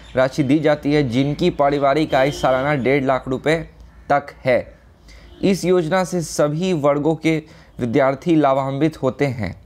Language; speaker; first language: Hindi; native; Hindi